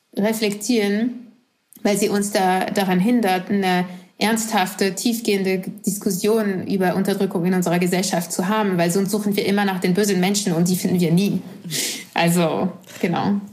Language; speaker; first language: German; non-native, fluent; French